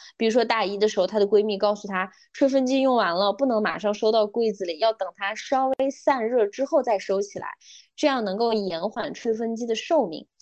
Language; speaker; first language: Chinese; non-native, local second language; Uyghur